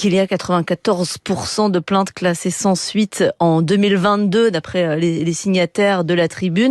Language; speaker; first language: French; native; French